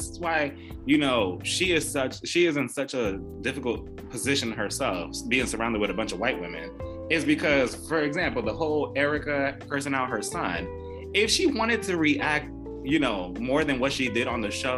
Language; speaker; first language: English; native; English